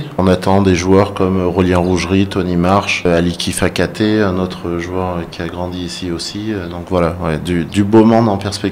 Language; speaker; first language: French; native; French